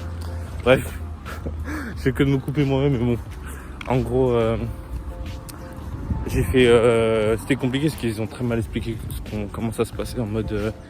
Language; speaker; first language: French; native; French